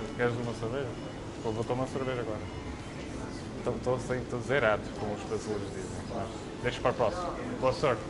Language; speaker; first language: Portuguese; early bilingual, heritage; English